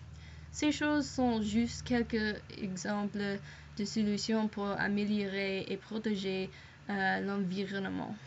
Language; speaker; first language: French; non-native, learner; English